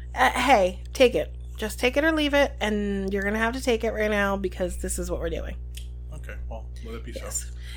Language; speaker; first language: English; early bilingual, other home language; Spanish